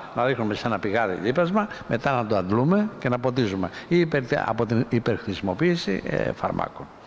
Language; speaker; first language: Greek; native; Greek